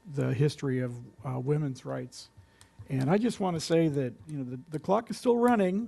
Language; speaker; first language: English; native; English